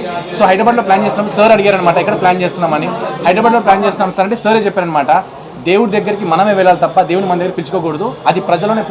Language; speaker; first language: Telugu; native; Telugu